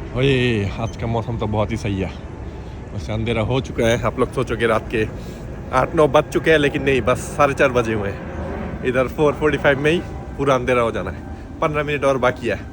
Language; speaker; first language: Urdu; non-native, fluent; Bangla